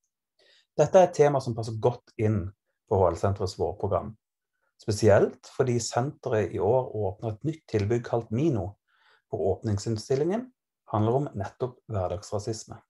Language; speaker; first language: Norwegian; native; Norwegian